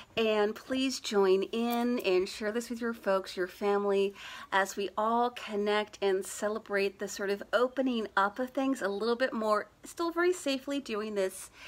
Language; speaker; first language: English; native; English